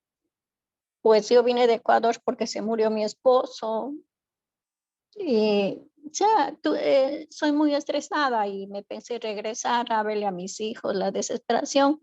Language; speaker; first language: Spanish; native; Spanish